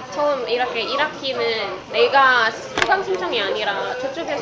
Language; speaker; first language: Korean; non-native, fluent; Indonesian